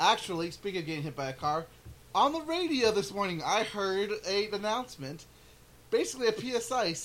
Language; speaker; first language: English; native; English